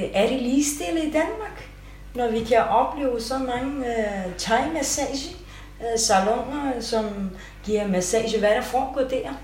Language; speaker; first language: Danish; non-native, fluent; Kurdish